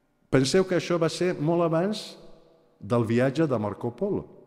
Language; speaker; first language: Catalan; non-native, fluent; Aramaic